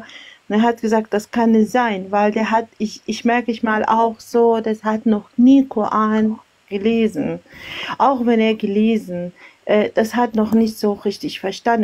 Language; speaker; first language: German; non-native, learner; Arabic